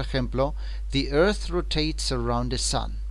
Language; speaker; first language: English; non-native, fluent; Spanish